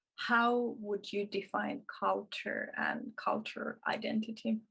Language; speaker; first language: English; non-native, fluent; Finnish